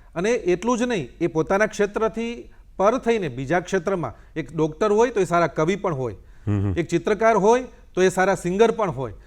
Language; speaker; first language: Gujarati; native; Gujarati